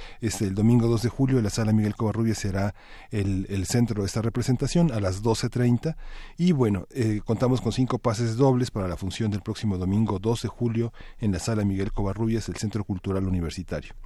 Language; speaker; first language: Spanish; native; Spanish